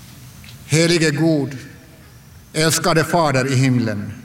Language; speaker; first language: Swedish; non-native, local second language; Finnish